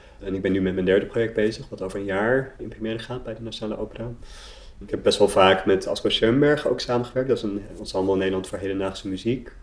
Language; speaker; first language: Dutch; native; Dutch